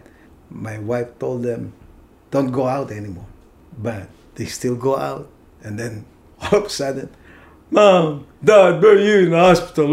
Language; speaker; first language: English; non-native, local second language; Filipino